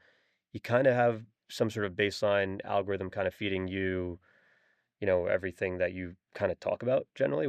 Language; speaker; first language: English; native; English